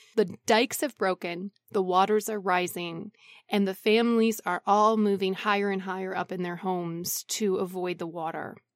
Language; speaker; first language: English; native; English